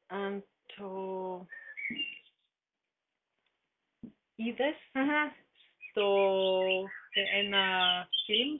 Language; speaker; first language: Greek; non-native, learner; German